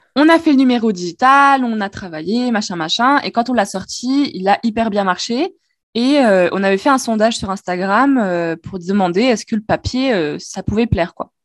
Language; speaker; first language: French; non-native, local second language; Arabic